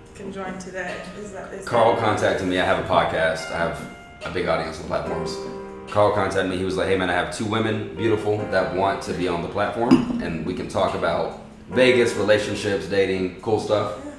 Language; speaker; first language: English; native; English